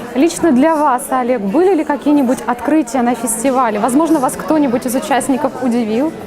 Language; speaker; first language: Russian; native; Russian